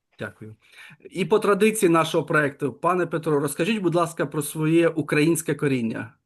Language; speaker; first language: Ukrainian; native; Ukrainian